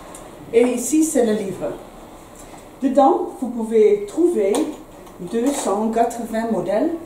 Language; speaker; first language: French; non-native, learner; Dutch